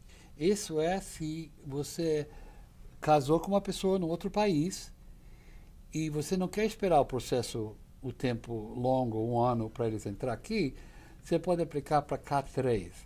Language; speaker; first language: Portuguese; non-native, fluent; English